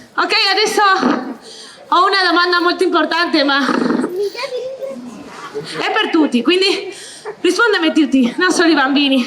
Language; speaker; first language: Italian; non-native, learner; Spanish